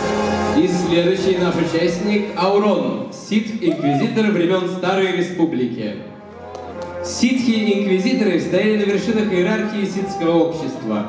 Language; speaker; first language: Russian; native; Russian